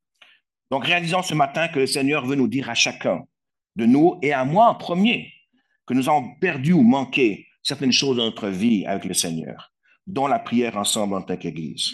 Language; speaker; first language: French; native; French